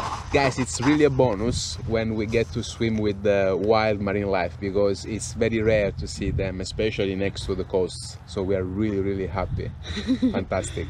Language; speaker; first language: English; non-native, fluent; Italian